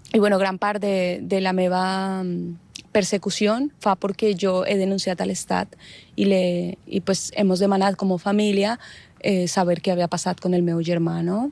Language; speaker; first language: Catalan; non-native, learner; Spanish